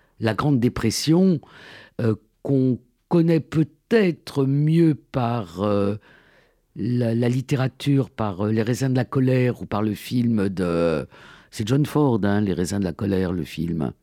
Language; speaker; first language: French; native; French